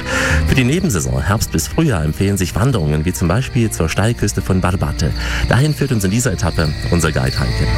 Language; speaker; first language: German; native; German